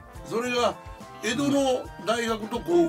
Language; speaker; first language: Japanese; native; Japanese